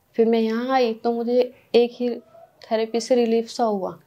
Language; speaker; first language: Hindi; native; Hindi